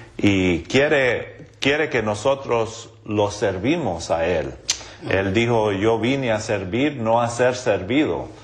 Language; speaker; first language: Spanish; non-native, local second language; English